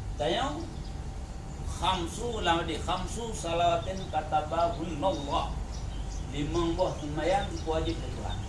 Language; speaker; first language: Malay; non-native, local second language; Achinese